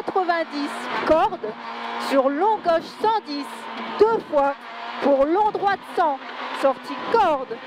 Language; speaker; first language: French; native; French